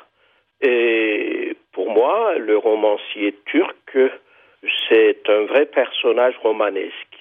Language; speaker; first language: French; non-native, fluent; Turkish